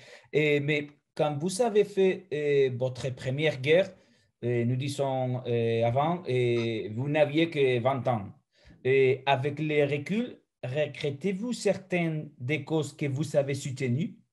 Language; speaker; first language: French; non-native, fluent; Spanish